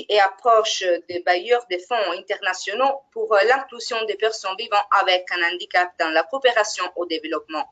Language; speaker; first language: French; non-native, fluent; Italian